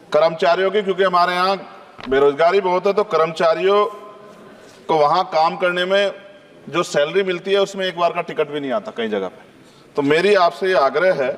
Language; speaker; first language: Hindi; native; Hindi